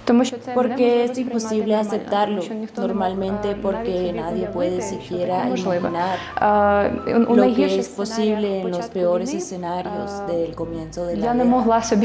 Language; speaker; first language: Spanish; non-native, learner; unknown